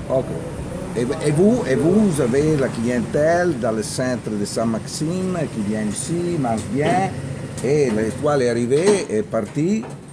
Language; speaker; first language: French; non-native, learner; Italian